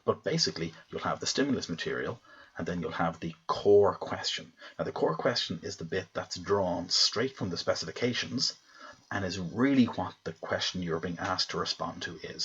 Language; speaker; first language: English; native; English